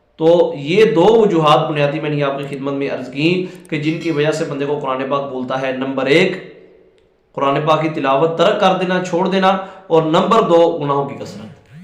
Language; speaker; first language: Urdu; non-native, local second language; Punjabi